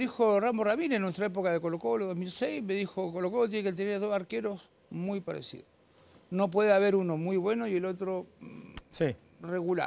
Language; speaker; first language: Spanish; native; Spanish